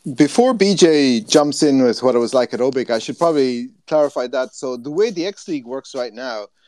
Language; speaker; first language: English; native; English